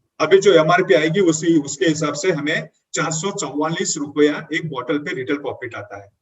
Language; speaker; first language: Hindi; non-native, local second language; Marathi